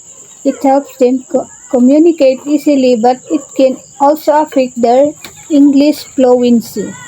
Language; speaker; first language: English; non-native, local second language; Filipino